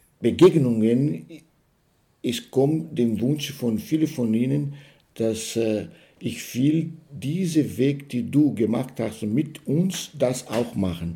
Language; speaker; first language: German; non-native, learner; Portuguese